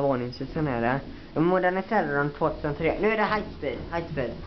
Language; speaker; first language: Swedish; native; Swedish